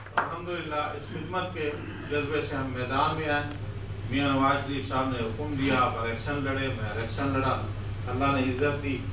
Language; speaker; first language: Urdu; non-native, local second language; Saraiki